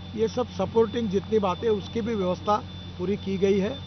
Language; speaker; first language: Hindi; non-native, local second language; Marathi